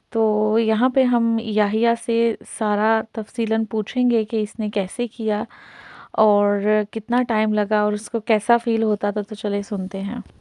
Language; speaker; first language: Hindi; native; Hindi